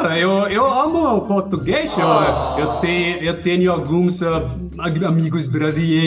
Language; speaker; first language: Portuguese; non-native, learner; German